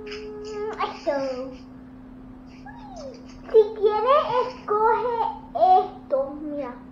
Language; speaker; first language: Spanish; early bilingual, heritage; English